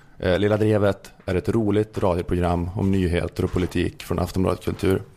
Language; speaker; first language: Swedish; native; Swedish